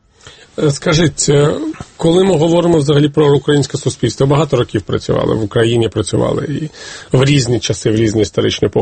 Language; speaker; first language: Ukrainian; native; Ukrainian